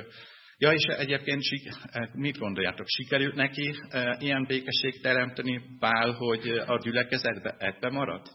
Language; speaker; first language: Hungarian; non-native, fluent; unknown